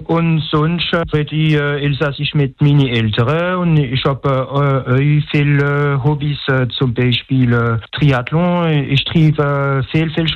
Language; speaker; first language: German; non-native, local second language; French